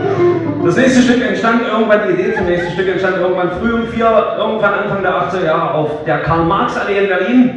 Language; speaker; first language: German; native; German